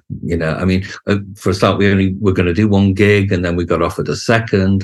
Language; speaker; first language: English; native; English